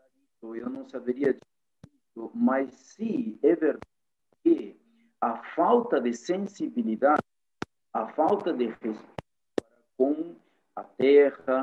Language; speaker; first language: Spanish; non-native, learner; Portuguese